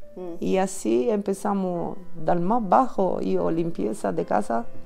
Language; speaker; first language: Spanish; non-native, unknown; Italian